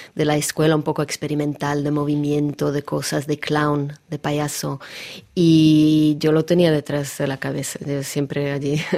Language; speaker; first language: Spanish; non-native, fluent; Russian